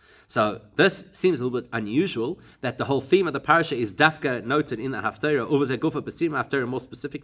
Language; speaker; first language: English; native; English